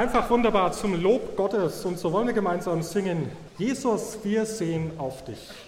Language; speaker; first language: German; native; German